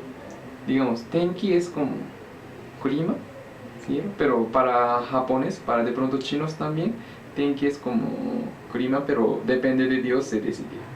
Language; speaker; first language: Spanish; non-native, learner; Japanese